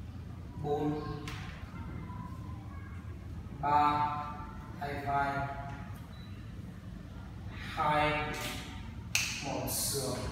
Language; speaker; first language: Vietnamese; non-native, learner; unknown